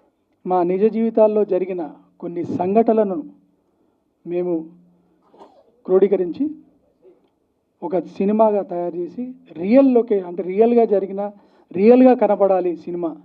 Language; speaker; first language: Telugu; native; Telugu